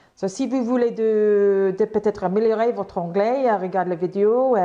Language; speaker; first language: French; non-native, learner; English